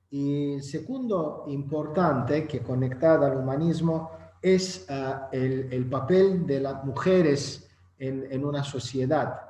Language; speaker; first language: Spanish; non-native, fluent; Azerbaijani